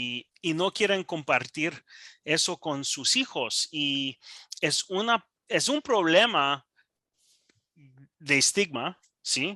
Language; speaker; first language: Spanish; non-native, learner; English